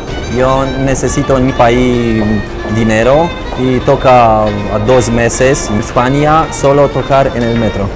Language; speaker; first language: Spanish; non-native, learner; Romanian